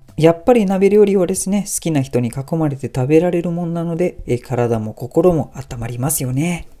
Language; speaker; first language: Japanese; non-native, fluent; Malay